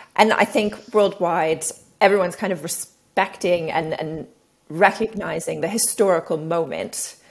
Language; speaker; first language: English; native; English